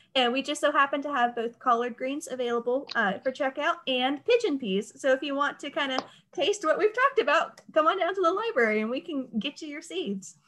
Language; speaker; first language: English; native; English